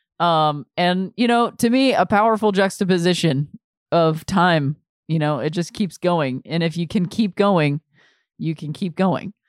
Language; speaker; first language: English; native; English